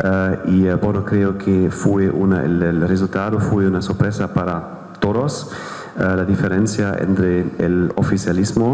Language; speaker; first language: Spanish; non-native, fluent; German